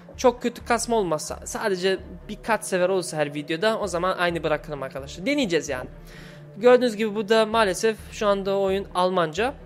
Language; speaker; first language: Turkish; early bilingual, heritage; Turkish